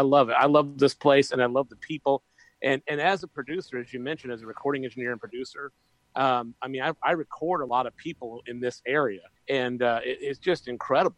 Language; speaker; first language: English; native; English